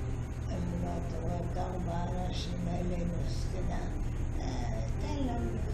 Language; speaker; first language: Hebrew; non-native, fluent; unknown